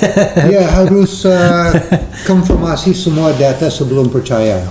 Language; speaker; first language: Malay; non-native, fluent; English